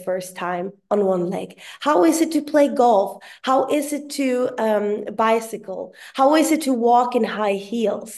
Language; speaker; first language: English; non-native, fluent; Swedish